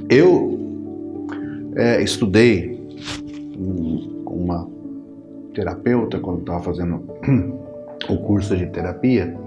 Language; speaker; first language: Portuguese; native; Portuguese